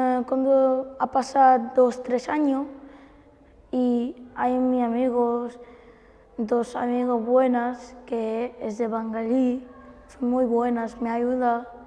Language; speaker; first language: Spanish; non-native, learner; Bangla